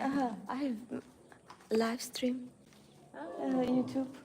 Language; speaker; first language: English; non-native, learner; Russian